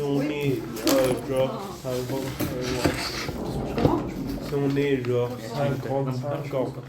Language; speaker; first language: French; non-native, learner; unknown